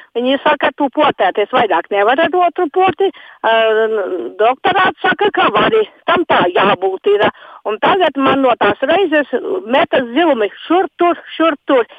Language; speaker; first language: Latvian; native; Latvian